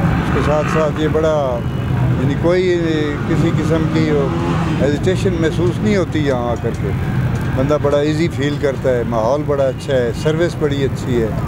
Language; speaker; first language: Urdu; non-native, local second language; Punjabi